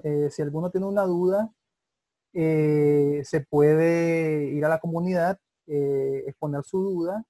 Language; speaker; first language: Spanish; native; Spanish